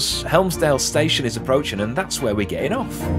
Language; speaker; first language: English; native; English